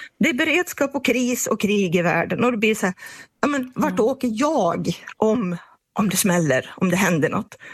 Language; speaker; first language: Swedish; native; Swedish